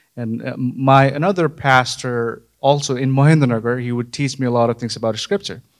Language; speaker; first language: English; non-native, local second language; Nepali